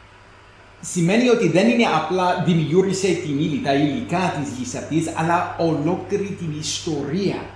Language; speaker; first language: Greek; non-native, fluent; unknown